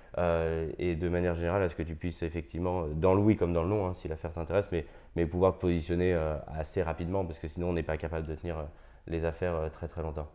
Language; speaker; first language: French; native; French